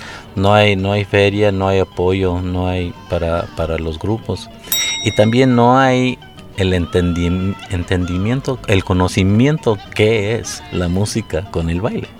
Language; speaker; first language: Spanish; early bilingual, heritage; Spanish